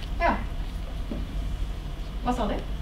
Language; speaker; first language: Norwegian; native; Norwegian